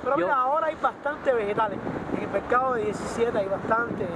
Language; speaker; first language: Spanish; native; Spanish